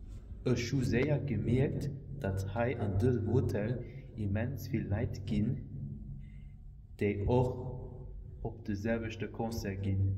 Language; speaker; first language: German; non-native, local second language; Luxembourgish